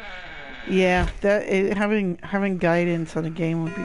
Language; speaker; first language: English; native; English